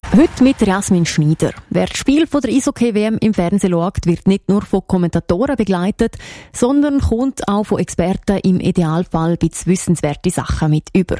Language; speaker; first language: German; native; German